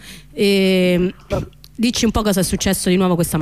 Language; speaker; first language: Italian; native; Italian